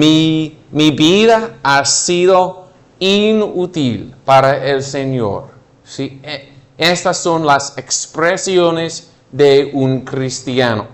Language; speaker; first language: Spanish; non-native, fluent; English